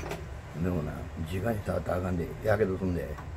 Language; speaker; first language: Japanese; native; Japanese